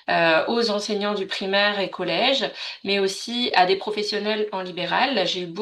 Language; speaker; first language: French; native; French